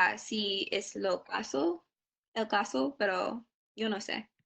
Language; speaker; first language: Spanish; non-native, learner; English